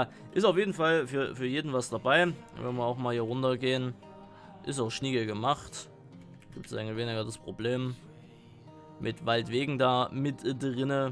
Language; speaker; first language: German; native; German